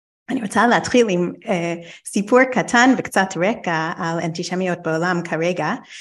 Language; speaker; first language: Hebrew; non-native, fluent; English